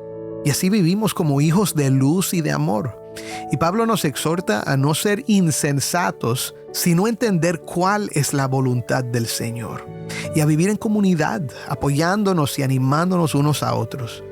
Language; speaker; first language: Spanish; native; Spanish